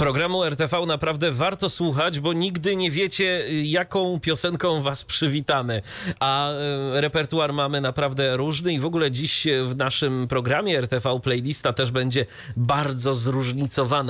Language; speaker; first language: Polish; native; Polish